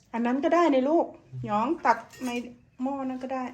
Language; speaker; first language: Thai; native; Thai